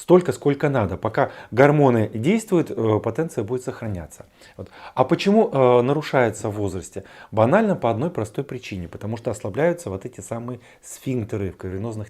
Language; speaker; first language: Russian; native; Russian